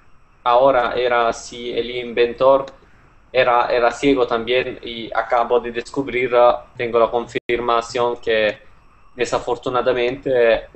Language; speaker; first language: Spanish; non-native, fluent; Italian